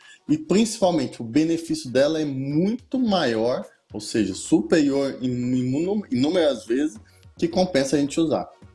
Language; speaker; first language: Portuguese; native; Portuguese